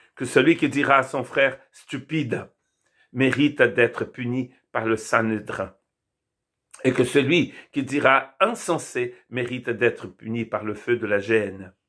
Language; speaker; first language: French; non-native, fluent; Portuguese